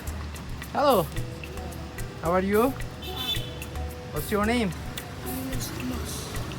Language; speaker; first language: English; non-native, learner; Turkish